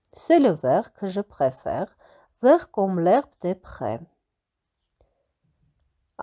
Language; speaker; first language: French; non-native, fluent; Armenian